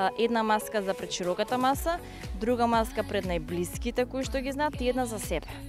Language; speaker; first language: Macedonian; native; Macedonian